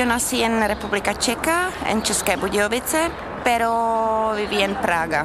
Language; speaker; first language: Spanish; non-native, fluent; Czech